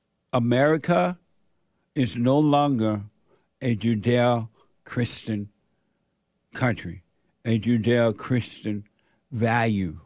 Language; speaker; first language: English; native; English